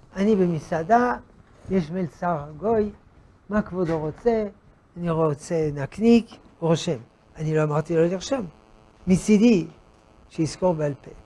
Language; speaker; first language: Hebrew; non-native, fluent; French